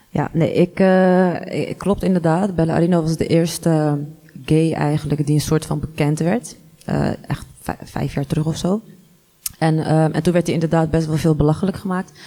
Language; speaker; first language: Dutch; early bilingual, other home language; Arabic